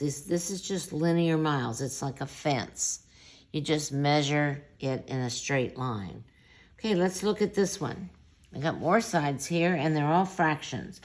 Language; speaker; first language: English; native; English